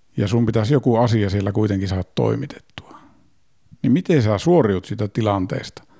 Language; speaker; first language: Finnish; native; Finnish